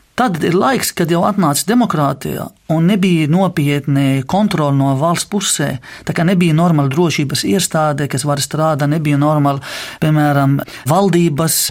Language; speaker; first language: Latvian; non-native, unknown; Arabic